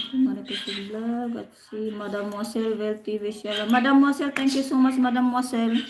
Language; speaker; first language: Filipino; non-native, local second language; Cebuano